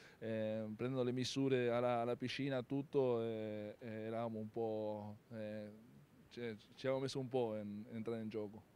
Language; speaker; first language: Italian; non-native, fluent; Spanish